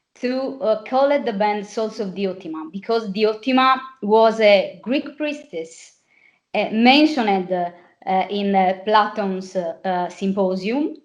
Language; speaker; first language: English; non-native, fluent; Italian